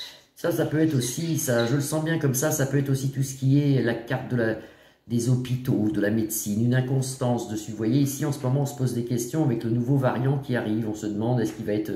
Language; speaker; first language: French; native; French